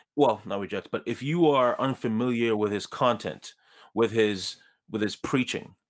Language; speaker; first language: English; early bilingual, other home language; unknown